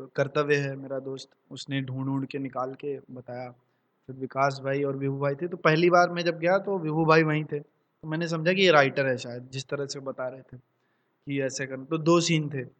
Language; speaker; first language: Hindi; native; Hindi